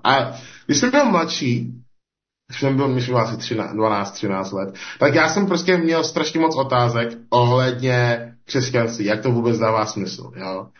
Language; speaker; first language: Czech; non-native, fluent; English